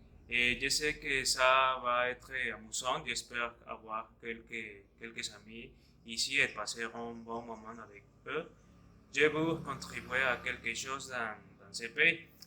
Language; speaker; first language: French; non-native, learner; Spanish